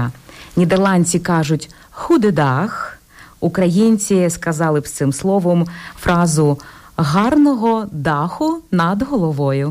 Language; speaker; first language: Ukrainian; native; Ukrainian